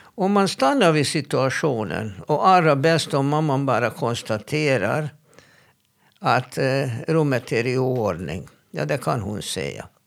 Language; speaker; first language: Swedish; non-native, fluent; Hebrew